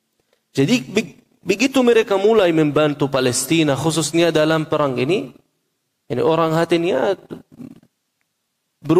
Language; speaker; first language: Indonesian; non-native, fluent; Arabic